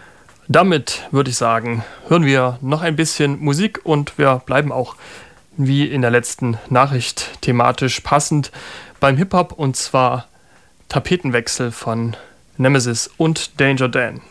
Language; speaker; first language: German; native; German